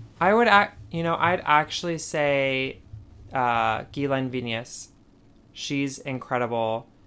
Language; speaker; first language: English; native; English